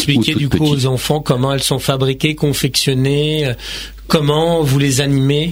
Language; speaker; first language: French; native; French